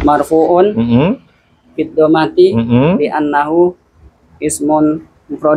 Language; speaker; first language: Arabic; non-native, learner; Indonesian